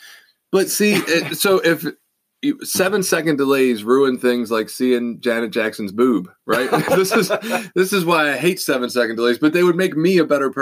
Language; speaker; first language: English; native; English